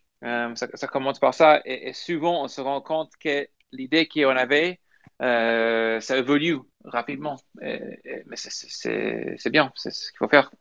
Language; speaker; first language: French; non-native, fluent; English